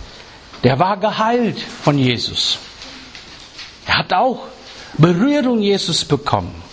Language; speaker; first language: German; non-native, fluent; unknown